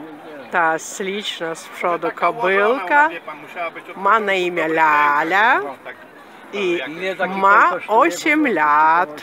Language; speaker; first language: Polish; non-native, fluent; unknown